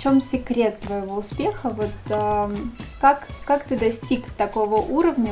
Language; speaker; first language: Russian; native; Russian